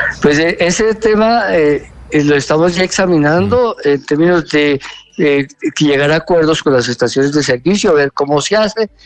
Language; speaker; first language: Spanish; native; Spanish